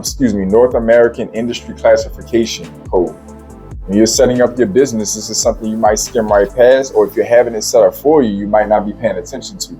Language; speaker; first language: English; native; English